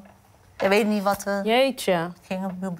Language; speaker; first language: Dutch; non-native, fluent; Amharic